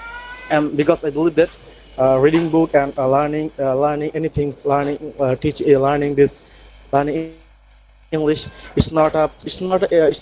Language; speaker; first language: English; non-native, learner; Bangla